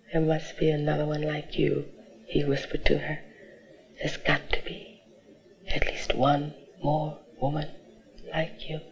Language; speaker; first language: English; native; English